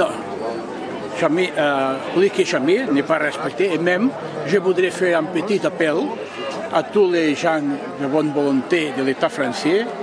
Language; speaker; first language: French; non-native, fluent; Catalan